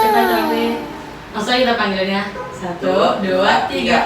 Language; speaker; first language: Indonesian; non-native, local second language; Minangkabau